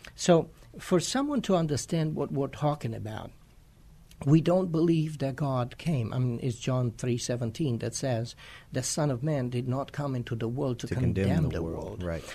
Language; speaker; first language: English; non-native, fluent; Romanian